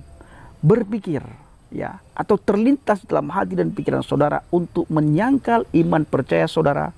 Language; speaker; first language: Indonesian; native; Indonesian